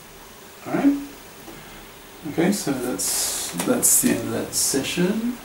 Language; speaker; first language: English; native; English